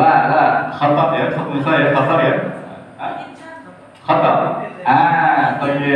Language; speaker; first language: Arabic; non-native, fluent; Indonesian